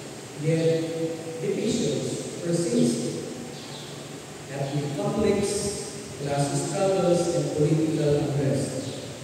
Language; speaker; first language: English; non-native, local second language; Filipino